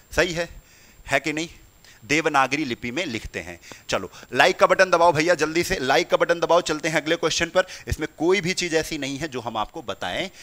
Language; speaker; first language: Hindi; native; Hindi